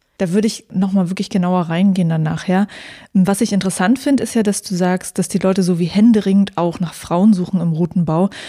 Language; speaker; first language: German; native; German